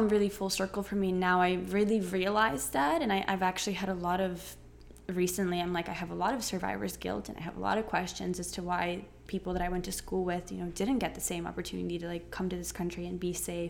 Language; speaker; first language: English; early bilingual, other home language; Ukrainian